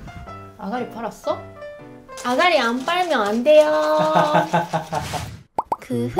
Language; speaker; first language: Korean; non-native, fluent; Japanese